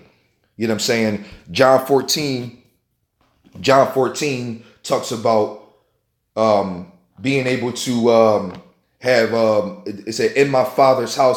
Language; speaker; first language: English; native; English